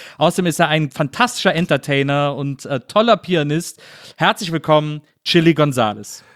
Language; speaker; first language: German; native; German